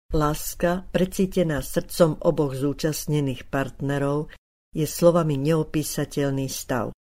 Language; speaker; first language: Slovak; native; Slovak